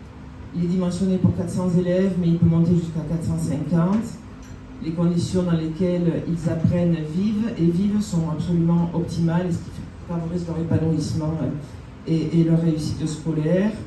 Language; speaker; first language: French; native; French